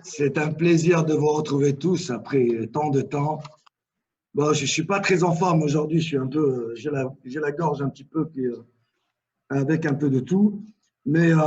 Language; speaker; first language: French; non-native, local second language; Arabic